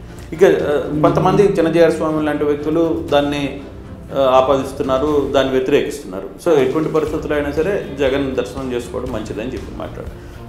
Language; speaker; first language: Telugu; native; Telugu